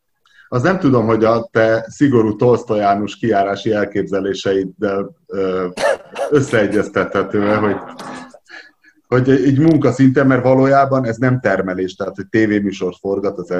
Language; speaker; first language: Hungarian; native; Hungarian